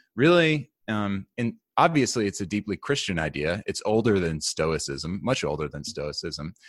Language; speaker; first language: English; native; English